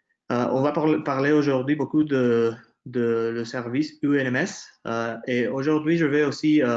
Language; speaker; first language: French; non-native, fluent; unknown